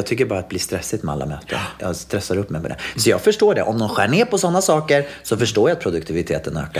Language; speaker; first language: Swedish; native; Swedish